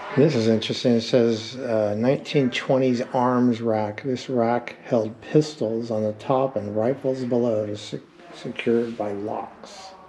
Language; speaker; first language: English; native; English